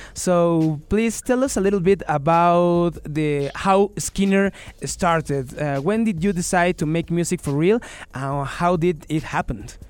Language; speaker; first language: English; non-native, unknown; Spanish